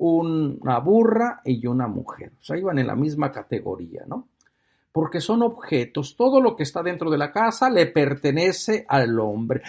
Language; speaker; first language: Spanish; native; Spanish